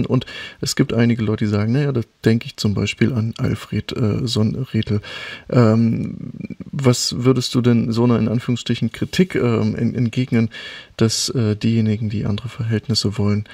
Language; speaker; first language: German; native; German